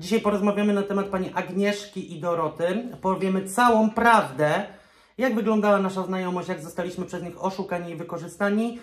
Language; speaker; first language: Polish; native; Polish